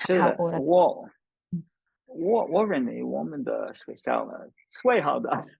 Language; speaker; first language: Chinese; non-native, fluent; English